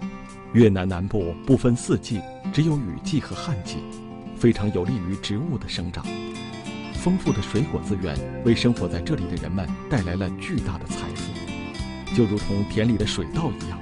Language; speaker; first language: Chinese; native; Chinese